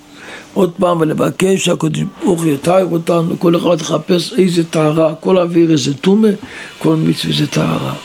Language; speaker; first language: Hebrew; non-native, local second language; Yiddish